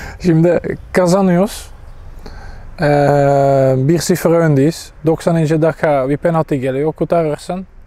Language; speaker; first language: Turkish; non-native, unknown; Dutch